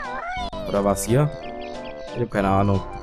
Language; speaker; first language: German; native; German